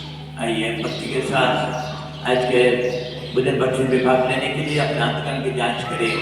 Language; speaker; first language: Hindi; non-native, local second language; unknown